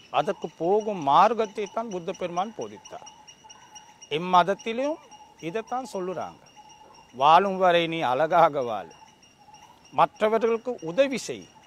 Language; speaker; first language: Tamil; non-native, local second language; Sinhala